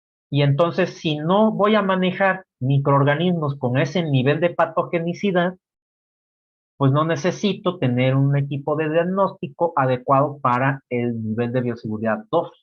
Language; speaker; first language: Spanish; native; Spanish